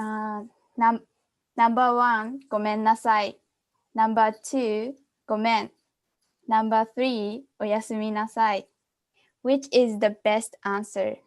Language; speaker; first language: English; non-native, fluent; Japanese